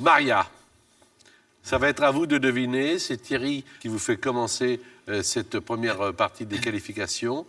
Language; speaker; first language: French; native; French